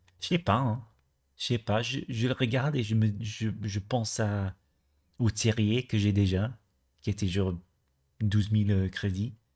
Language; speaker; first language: French; native; French